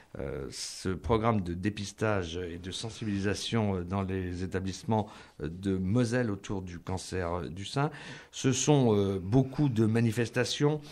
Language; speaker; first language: French; native; French